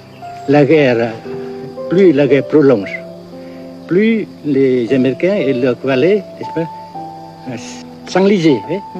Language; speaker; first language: French; non-native, fluent; Vietnamese